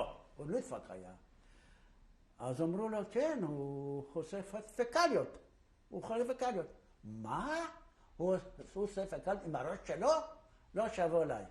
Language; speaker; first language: Hebrew; non-native, fluent; Yiddish